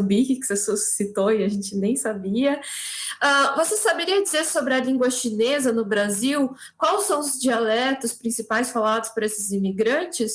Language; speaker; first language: Portuguese; native; Portuguese